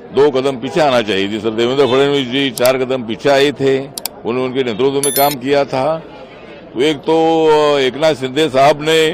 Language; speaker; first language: Hindi; non-native, local second language; Marathi